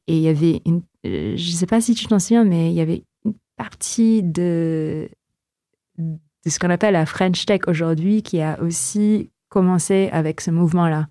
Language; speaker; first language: French; non-native, fluent; Filipino